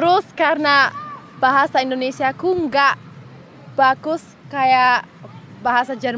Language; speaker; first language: Indonesian; early bilingual, heritage; German